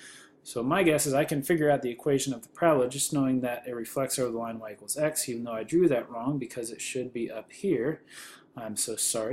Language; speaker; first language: English; native; English